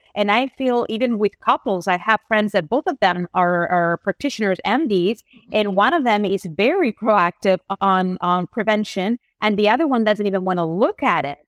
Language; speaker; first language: English; non-native, fluent; Spanish